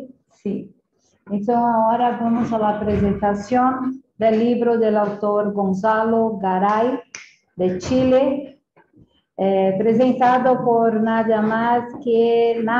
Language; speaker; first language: Spanish; non-native, fluent; Portuguese